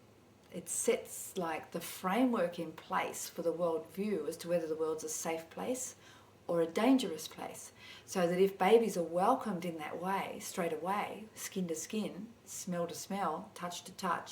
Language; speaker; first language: English; native; English